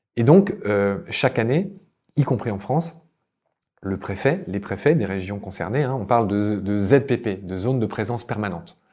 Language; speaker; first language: French; native; French